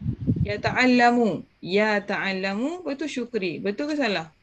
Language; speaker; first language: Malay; native; Malay